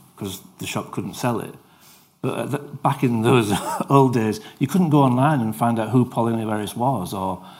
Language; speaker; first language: English; native; English